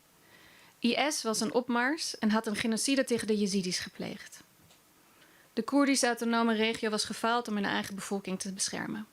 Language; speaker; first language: Dutch; early bilingual, other home language; Kurdish